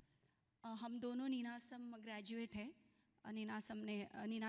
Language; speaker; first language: Hindi; non-native, local second language; Kannada